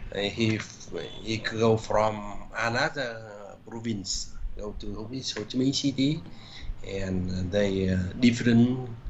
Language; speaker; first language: English; non-native, learner; Vietnamese